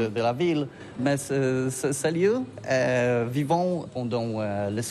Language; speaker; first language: French; non-native, learner; Polish